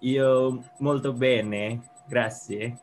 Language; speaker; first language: Italian; non-native, learner; Indonesian